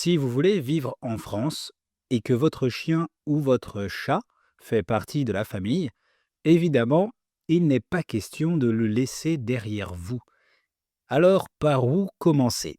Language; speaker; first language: French; native; French